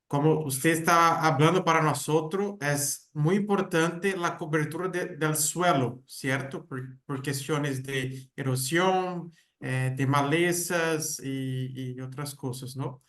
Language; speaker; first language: Spanish; non-native, fluent; Portuguese